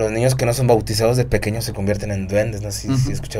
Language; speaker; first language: Spanish; native; Spanish